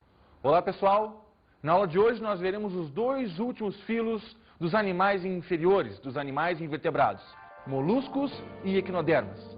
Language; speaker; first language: Portuguese; native; Portuguese